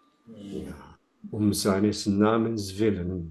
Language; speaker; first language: German; non-native, fluent; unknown